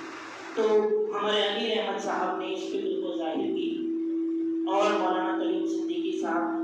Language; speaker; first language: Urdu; non-native, local second language; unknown